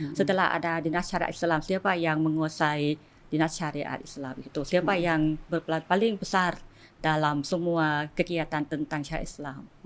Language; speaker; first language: Indonesian; non-native, fluent; Thai